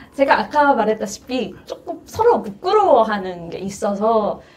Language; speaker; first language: Korean; non-native, fluent; Japanese